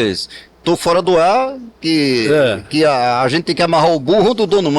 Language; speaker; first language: Portuguese; native; Portuguese